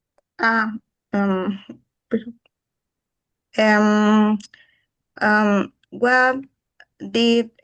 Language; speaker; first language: English; non-native, learner; Spanish